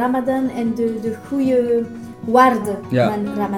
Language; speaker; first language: Dutch; non-native, learner; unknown